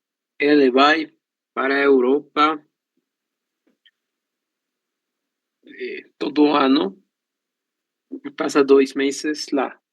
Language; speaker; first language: Portuguese; non-native, learner; Spanish